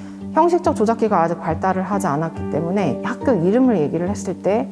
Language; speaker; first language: Korean; native; Korean